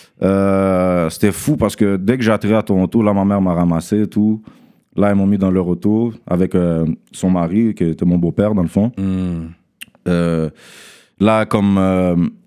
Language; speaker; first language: French; early bilingual, other home language; Russian